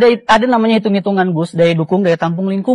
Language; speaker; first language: Indonesian; native; Indonesian